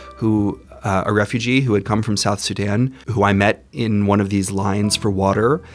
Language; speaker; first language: English; native; English